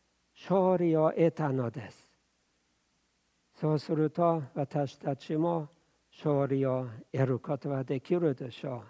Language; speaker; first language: Japanese; non-native, fluent; German